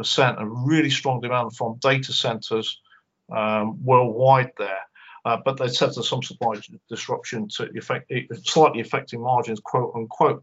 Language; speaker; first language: English; native; English